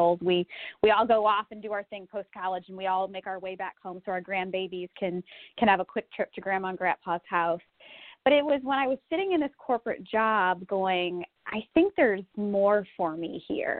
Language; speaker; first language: English; native; English